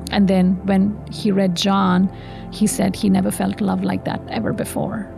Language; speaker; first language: English; non-native, local second language; Tamil